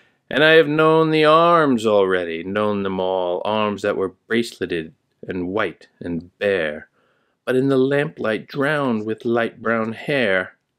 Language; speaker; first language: English; native; English